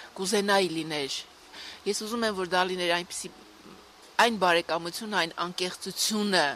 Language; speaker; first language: Armenian; native; Armenian